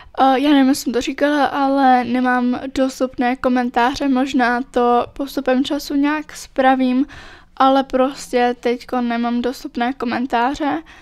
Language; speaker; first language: Czech; early bilingual, other home language; Italian